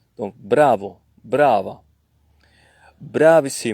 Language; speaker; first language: Italian; non-native, learner; French